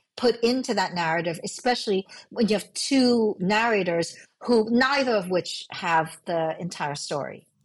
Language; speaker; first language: English; early bilingual, other home language; Cantonese